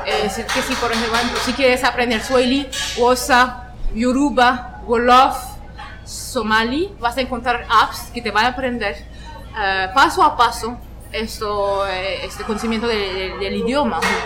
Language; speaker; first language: Spanish; non-native, fluent; French